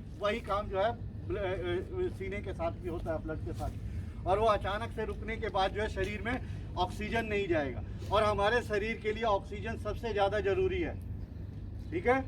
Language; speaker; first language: Hindi; native; Hindi